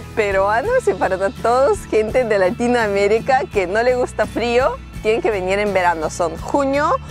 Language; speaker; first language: Spanish; non-native, fluent; Ukrainian